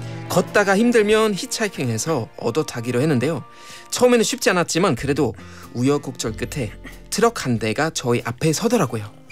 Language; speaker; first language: Korean; non-native, fluent; German